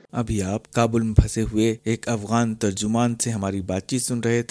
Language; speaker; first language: Urdu; native; Urdu